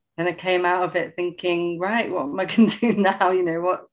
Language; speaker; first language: English; native; English